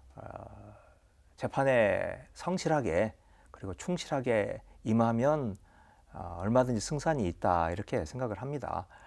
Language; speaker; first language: Korean; native; Korean